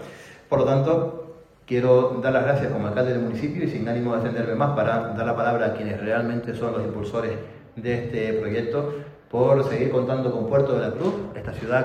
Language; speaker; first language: Spanish; native; Spanish